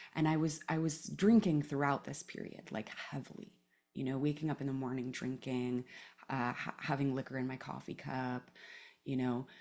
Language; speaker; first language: English; native; English